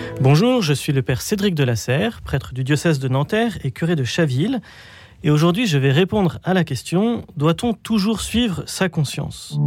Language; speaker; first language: French; native; French